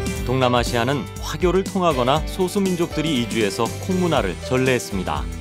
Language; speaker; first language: Korean; native; Korean